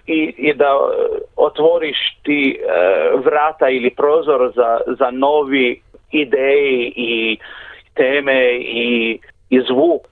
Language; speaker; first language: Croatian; early bilingual, heritage; English